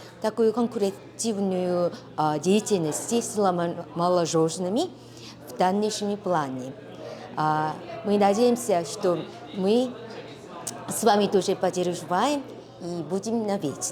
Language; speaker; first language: Russian; non-native, learner; Korean